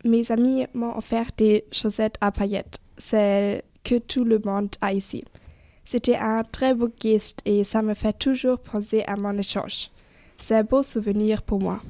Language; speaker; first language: French; non-native, fluent; German